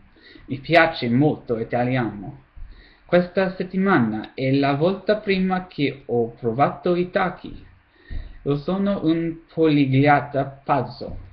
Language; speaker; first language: Italian; non-native, learner; English